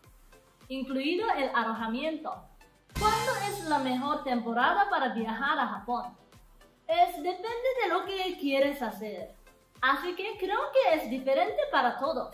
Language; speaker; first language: Spanish; non-native, learner; Japanese